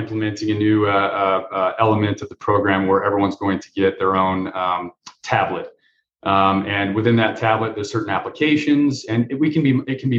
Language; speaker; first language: English; native; English